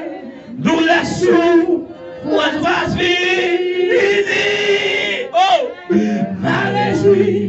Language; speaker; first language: French; non-native, learner; Haitian Creole